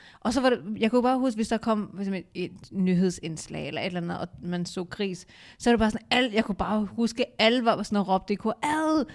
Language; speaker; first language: Danish; early bilingual, other home language; Urdu